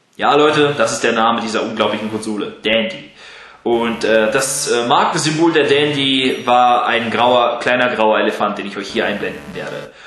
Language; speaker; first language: German; early bilingual, other home language; Russian